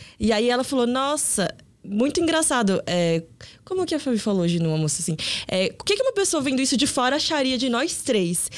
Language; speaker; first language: Portuguese; early bilingual, other home language; Korean